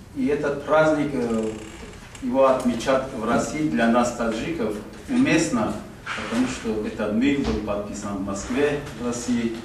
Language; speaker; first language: Russian; non-native, local second language; Tajik